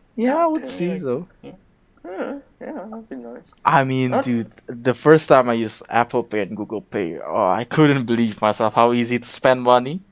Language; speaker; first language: English; non-native, fluent; Indonesian